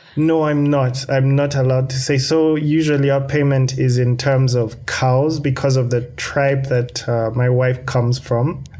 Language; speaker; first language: English; non-native, local second language; Ganda